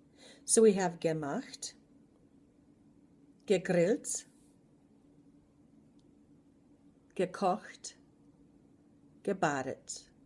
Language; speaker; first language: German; non-native, fluent; English